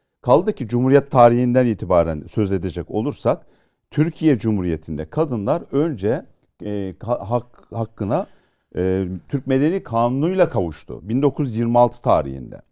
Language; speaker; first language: Turkish; native; Turkish